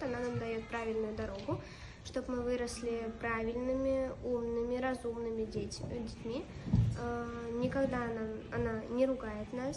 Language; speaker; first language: Russian; non-native, local second language; Uzbek